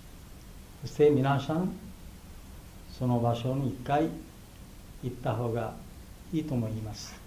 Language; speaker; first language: Japanese; non-native, fluent; Bangla